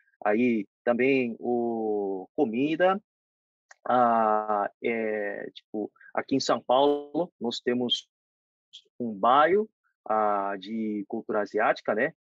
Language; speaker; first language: Portuguese; non-native, fluent; Korean